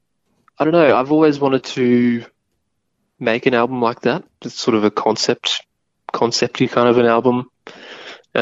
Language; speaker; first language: English; native; English